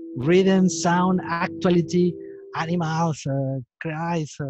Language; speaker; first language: English; non-native, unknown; Spanish